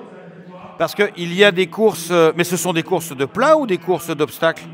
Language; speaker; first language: French; native; French